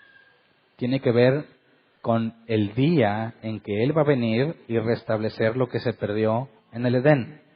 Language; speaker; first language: Spanish; native; Spanish